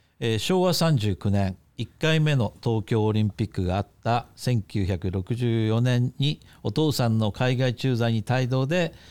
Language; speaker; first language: Japanese; native; Japanese